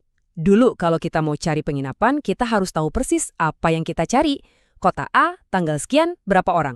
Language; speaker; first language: Indonesian; native; Indonesian